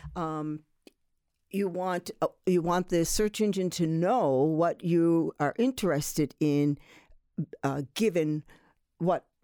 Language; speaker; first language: English; native; English